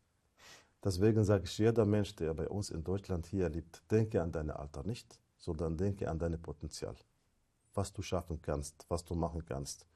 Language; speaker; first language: German; non-native, fluent; Arabic